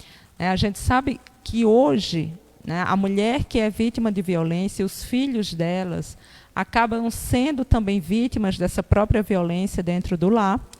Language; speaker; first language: Portuguese; native; Portuguese